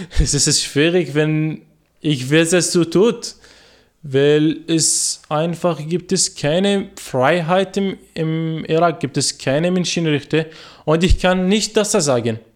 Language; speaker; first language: German; non-native, learner; Arabic